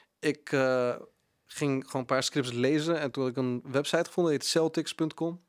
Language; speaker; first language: Dutch; early bilingual, other home language; Punjabi